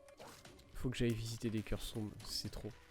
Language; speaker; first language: French; native; French